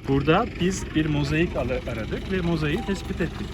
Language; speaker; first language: Turkish; native; Turkish